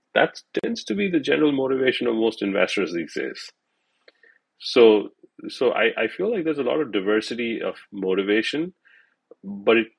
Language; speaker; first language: English; non-native, local second language; Hindi